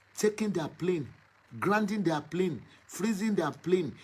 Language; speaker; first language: English; non-native, local second language; Yoruba